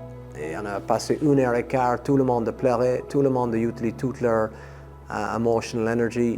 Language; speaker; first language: French; non-native, fluent; English